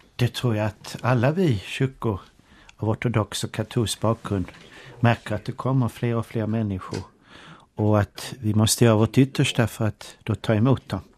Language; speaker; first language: Swedish; native; Swedish